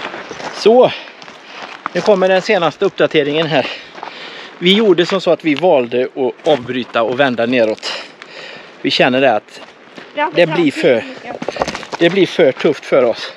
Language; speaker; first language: Swedish; native; Swedish